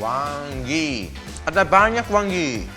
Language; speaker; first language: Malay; non-native, learner; Japanese